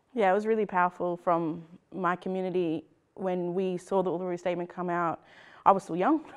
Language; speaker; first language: English; native; English